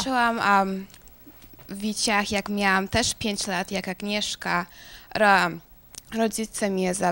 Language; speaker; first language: Polish; early bilingual, heritage; Polish